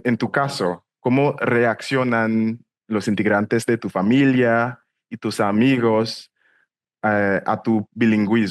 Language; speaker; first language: Spanish; non-native, fluent; English